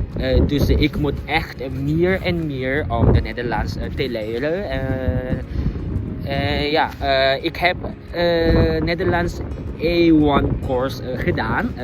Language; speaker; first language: Dutch; non-native, learner; Indonesian